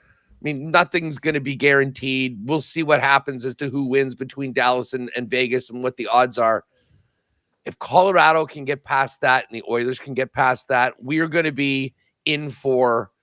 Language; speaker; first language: English; native; English